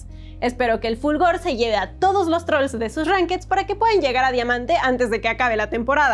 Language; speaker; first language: Spanish; native; Spanish